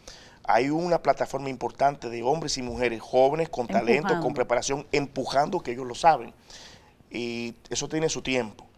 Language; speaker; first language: Spanish; native; Spanish